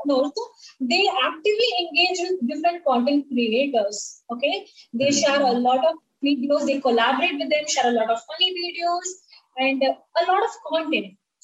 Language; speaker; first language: English; non-native, local second language; Tamil